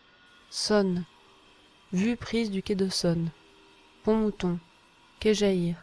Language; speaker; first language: French; native; French